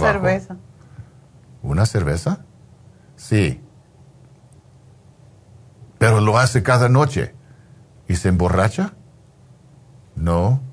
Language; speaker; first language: Spanish; non-native, fluent; English